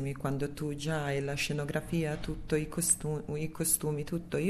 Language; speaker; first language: Italian; non-native, fluent; Serbian